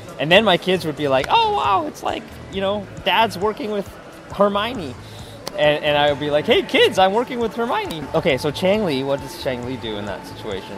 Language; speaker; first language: English; early bilingual, other home language; Cantonese